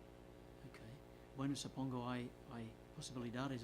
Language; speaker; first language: Spanish; non-native, fluent; English